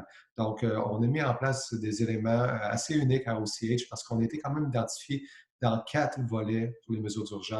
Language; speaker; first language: French; native; French